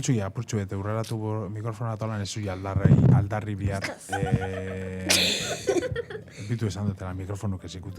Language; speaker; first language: Basque; native; Basque